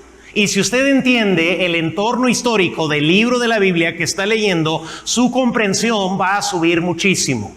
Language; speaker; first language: Spanish; non-native, fluent; English